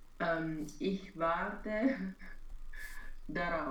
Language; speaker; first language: German; non-native, learner; Romanian